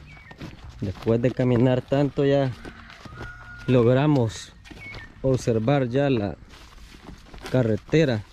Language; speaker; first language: Spanish; native; Spanish